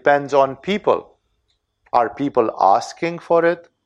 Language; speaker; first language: English; non-native, fluent; Romanian